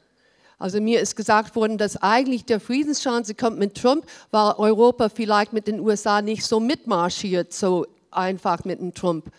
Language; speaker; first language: German; early bilingual, heritage; German